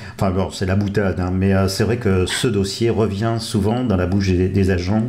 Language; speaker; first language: French; native; French